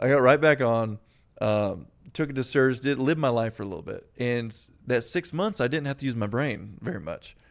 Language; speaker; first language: English; native; English